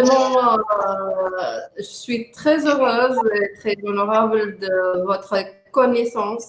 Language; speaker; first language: French; non-native, local second language; Arabic